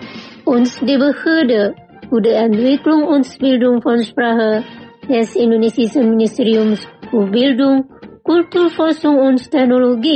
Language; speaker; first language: German; non-native, fluent; Indonesian